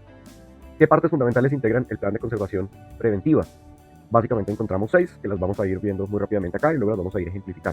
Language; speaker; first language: Spanish; native; Spanish